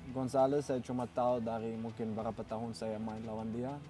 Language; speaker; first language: Indonesian; non-native, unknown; Dutch